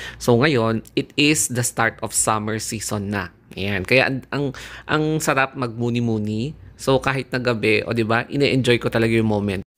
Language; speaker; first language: Filipino; non-native, local second language; Iloko